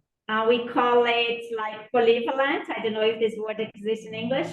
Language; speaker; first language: English; non-native, fluent; Portuguese